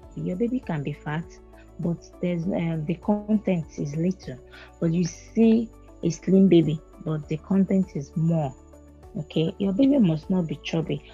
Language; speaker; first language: English; non-native, local second language; Igbo